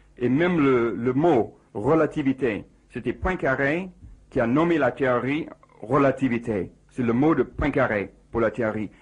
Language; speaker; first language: French; non-native, fluent; English